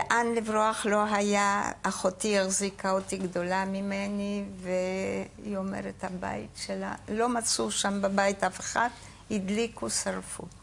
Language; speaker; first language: Hebrew; non-native, fluent; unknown